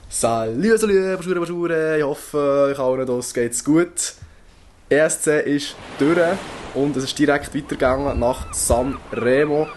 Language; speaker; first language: German; native; German